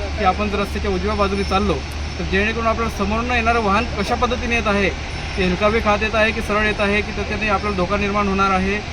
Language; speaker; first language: Marathi; native; Marathi